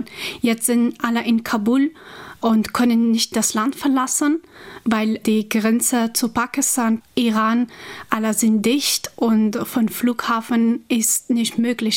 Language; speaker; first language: German; non-native, fluent; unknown